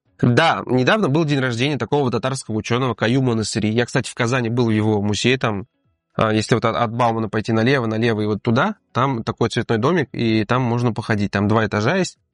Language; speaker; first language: Russian; native; Russian